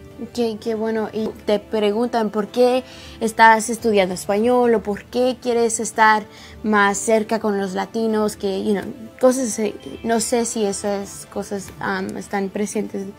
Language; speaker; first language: Spanish; early bilingual, heritage; Spanish